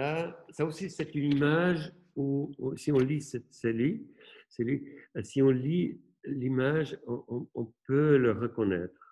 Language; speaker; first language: French; non-native, local second language; German